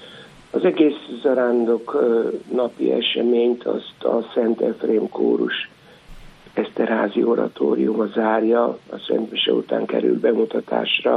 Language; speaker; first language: Hungarian; native; Hungarian